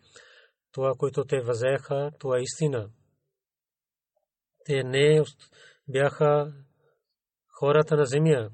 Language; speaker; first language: Bulgarian; non-native, learner; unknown